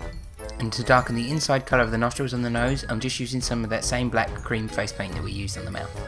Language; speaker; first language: English; native; English